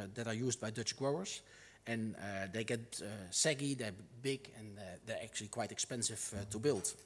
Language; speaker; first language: English; non-native, fluent; Dutch